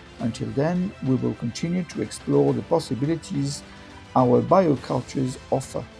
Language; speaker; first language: English; non-native, fluent; French